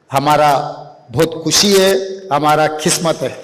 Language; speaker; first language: Hindi; non-native, local second language; Telugu